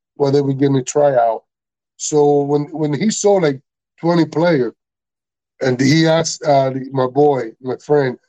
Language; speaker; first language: English; non-native, learner; Spanish